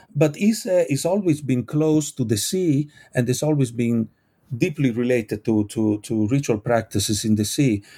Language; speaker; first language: English; non-native, fluent; Italian